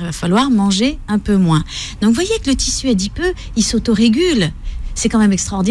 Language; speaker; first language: French; native; French